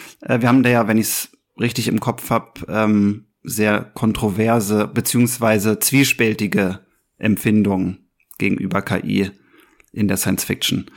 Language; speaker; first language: German; native; German